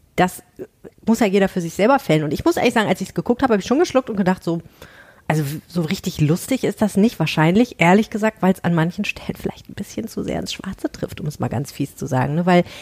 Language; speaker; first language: German; native; German